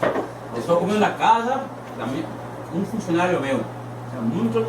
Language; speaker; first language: Portuguese; non-native, fluent; Haitian Creole